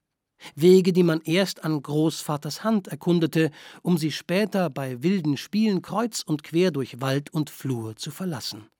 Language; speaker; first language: German; native; German